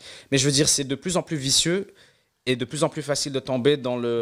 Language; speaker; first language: French; non-native, local second language; Arabic